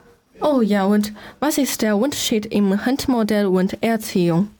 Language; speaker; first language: German; non-native, learner; Chinese